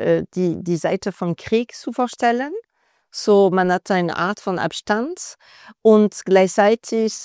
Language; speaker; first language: German; non-native, fluent; French